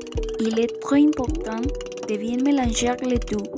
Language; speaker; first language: French; non-native, learner; Spanish